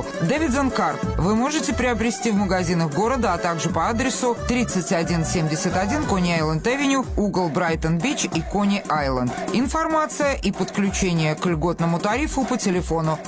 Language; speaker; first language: Russian; native; Russian